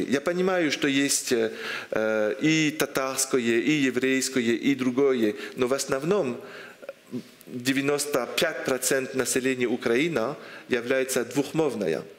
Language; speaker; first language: Russian; non-native, fluent; French